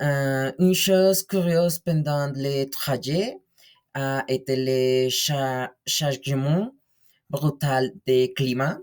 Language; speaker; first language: French; non-native, learner; Spanish